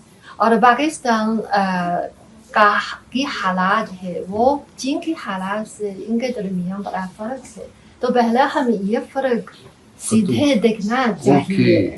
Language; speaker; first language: Hindi; non-native, fluent; Chinese